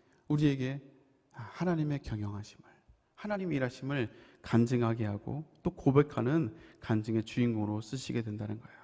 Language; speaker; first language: Korean; native; Korean